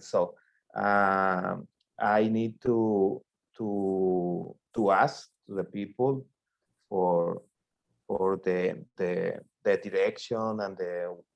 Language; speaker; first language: English; non-native, learner; Spanish